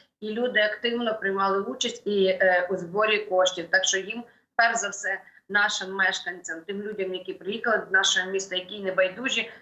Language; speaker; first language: Ukrainian; native; Ukrainian